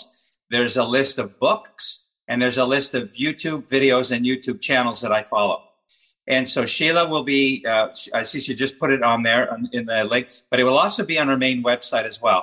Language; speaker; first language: English; native; English